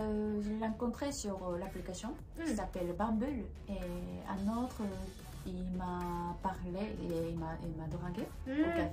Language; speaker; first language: French; non-native, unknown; Japanese